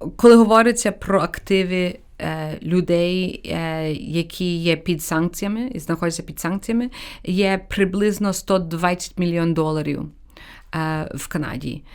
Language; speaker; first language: Ukrainian; early bilingual, heritage; Ukrainian